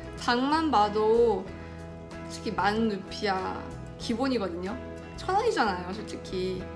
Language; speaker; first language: Korean; native; Korean